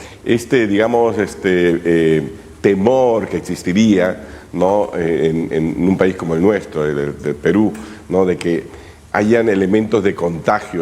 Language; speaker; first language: Spanish; native; Spanish